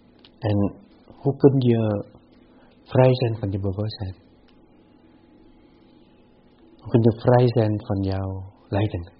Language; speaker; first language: Dutch; non-native, fluent; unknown